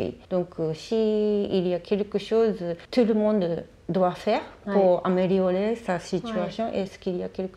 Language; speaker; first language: French; non-native, learner; Japanese